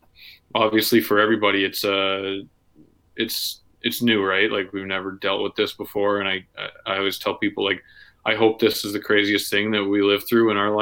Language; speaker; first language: English; native; English